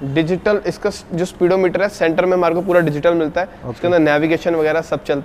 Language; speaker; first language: Hindi; native; Hindi